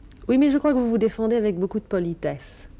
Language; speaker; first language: French; native; French